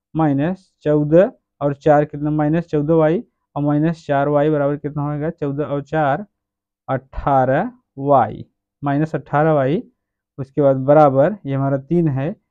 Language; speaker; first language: Hindi; native; Hindi